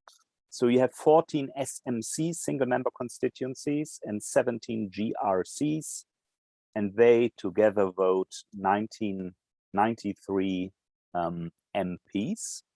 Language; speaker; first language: English; non-native, fluent; German